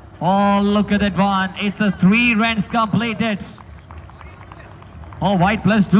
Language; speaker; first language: English; non-native, local second language; Malayalam